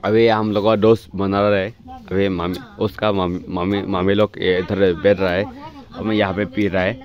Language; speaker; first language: Hindi; non-native, local second language; Assamese